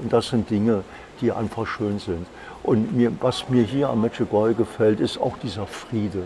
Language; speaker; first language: German; native; German